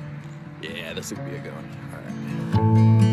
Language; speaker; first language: English; native; English